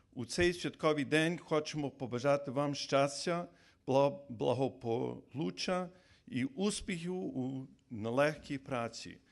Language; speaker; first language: Ukrainian; early bilingual, heritage; Ukrainian